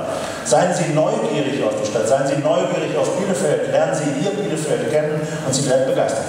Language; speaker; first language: German; native; German